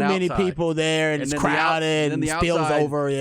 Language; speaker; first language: English; native; English